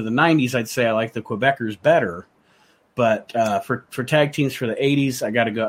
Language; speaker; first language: English; native; English